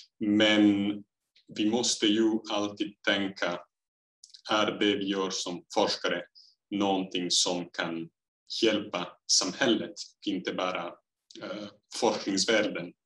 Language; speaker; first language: Swedish; non-native, fluent; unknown